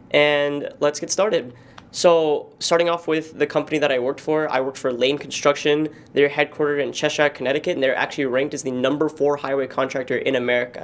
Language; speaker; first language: English; native; English